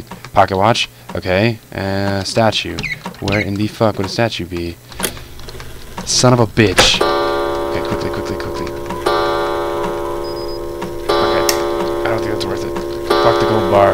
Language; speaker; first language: English; native; English